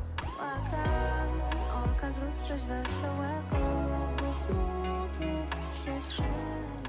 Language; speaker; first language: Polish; non-native, learner; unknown